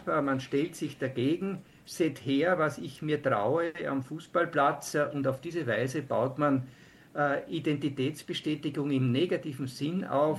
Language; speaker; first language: German; native; German